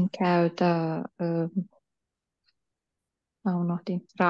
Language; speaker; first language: Finnish; non-native, learner; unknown